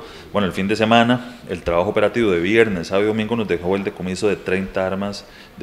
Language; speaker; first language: Spanish; native; Spanish